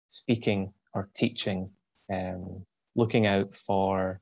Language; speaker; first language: English; native; English